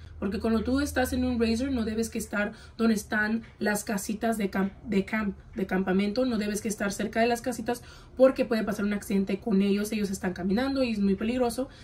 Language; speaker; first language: Spanish; early bilingual, heritage; Spanish